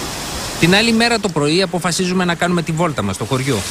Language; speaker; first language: Greek; native; Greek